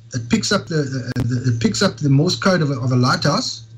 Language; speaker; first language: English; native; English